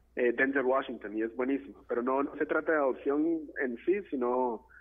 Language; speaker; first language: Spanish; non-native, fluent; English